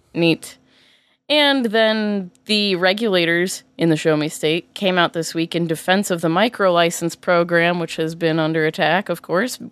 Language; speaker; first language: English; native; English